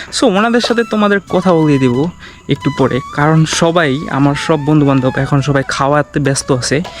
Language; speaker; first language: Bangla; native; Bangla